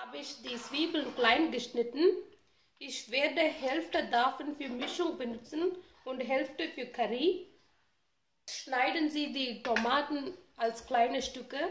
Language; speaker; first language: German; non-native, learner; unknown